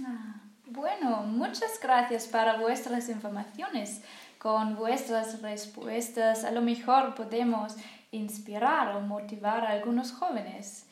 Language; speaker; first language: Spanish; non-native, learner; German